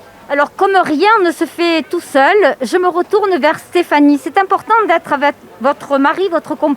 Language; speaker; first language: French; native; French